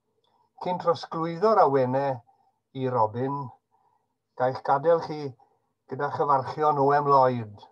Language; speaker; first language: Welsh; native; Welsh